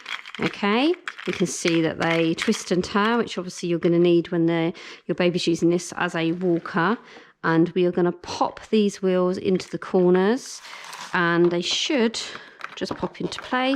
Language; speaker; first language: English; native; English